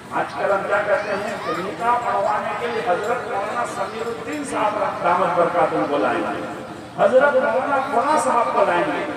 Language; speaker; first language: Urdu; non-native, local second language; Bangla